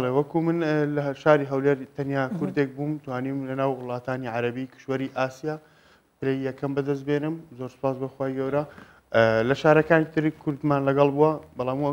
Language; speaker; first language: Central Kurdish; native; Central Kurdish